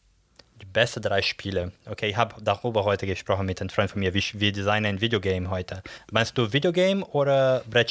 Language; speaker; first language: German; non-native, fluent; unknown